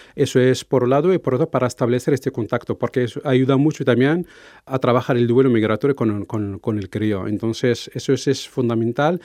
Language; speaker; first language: Spanish; non-native, fluent; Arabic